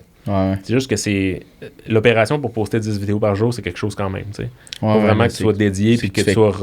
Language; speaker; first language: French; native; French